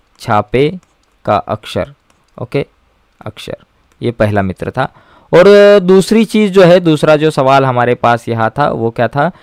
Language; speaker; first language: Hindi; non-native, local second language; Marathi